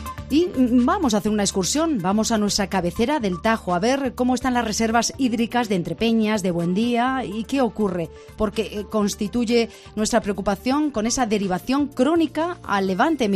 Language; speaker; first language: Spanish; native; Spanish